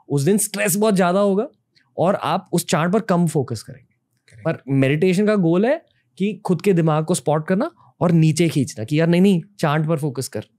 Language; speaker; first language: Hindi; native; Hindi